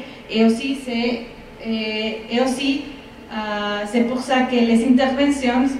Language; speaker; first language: French; non-native, fluent; Spanish